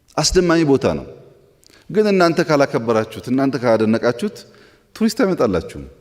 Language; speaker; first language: Amharic; non-native, local second language; Oromo